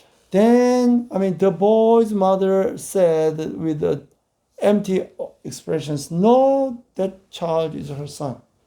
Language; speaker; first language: English; non-native, fluent; Korean